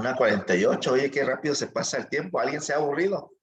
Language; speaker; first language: Spanish; native; Spanish